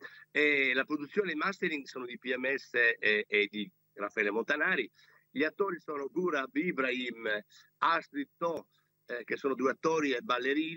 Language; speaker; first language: Italian; native; Italian